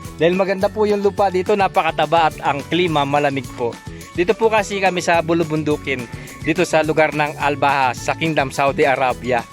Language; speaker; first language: Filipino; non-native, local second language; Pampanga